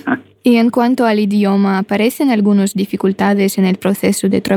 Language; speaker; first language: Spanish; non-native, fluent; Russian